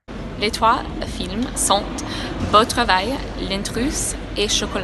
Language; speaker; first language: French; non-native, learner; English